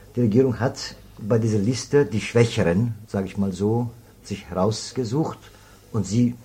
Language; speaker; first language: German; non-native, fluent; Persian